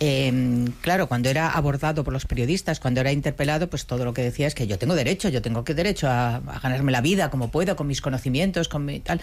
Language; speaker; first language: Spanish; native; Spanish